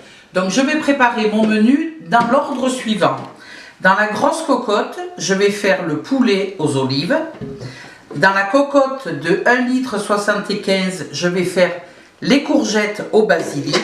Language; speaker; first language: French; native; French